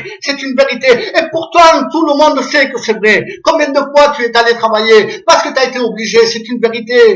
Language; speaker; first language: French; native; French